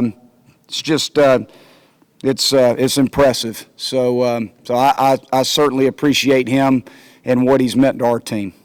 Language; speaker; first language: English; native; English